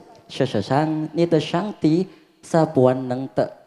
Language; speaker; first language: Chinese; non-native, learner; Indonesian